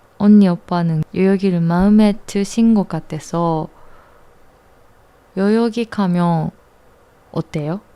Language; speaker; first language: Korean; non-native, learner; Japanese